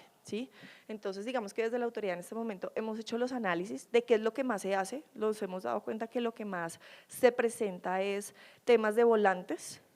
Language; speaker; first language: Spanish; native; Spanish